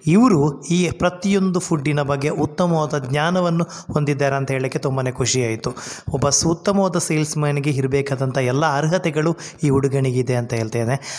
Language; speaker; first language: Kannada; non-native, local second language; Tulu